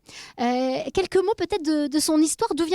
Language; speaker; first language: French; native; French